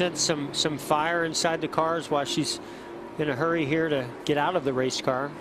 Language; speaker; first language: English; native; English